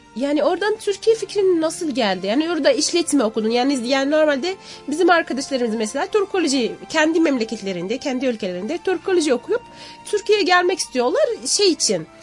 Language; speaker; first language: Turkish; native; Turkish